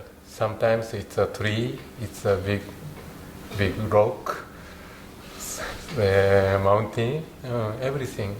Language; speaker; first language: English; non-native, learner; Japanese